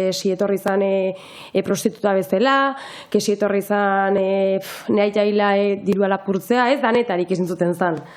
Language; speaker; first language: Basque; non-native, local second language; Spanish